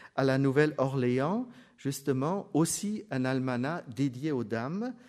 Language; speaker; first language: French; non-native, fluent; German